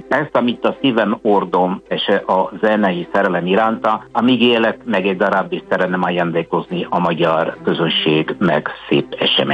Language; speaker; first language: Hungarian; non-native, fluent; Italian